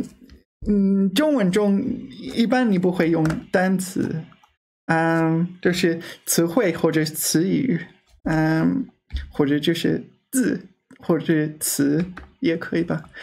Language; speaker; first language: Chinese; non-native, learner; English